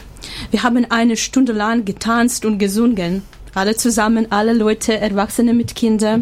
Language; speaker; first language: German; non-native, learner; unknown